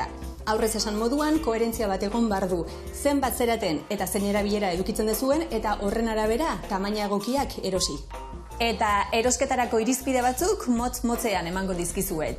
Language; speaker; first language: Basque; native; Basque